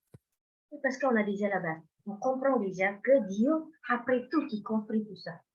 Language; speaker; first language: French; non-native, fluent; Indonesian